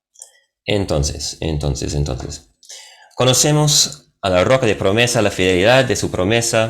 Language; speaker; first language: Spanish; non-native, fluent; English